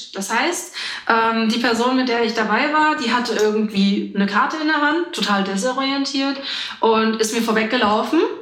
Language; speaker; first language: German; native; German